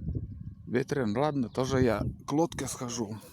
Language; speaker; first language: Russian; native; Russian